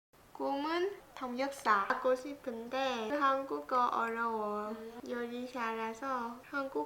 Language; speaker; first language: Korean; non-native, learner; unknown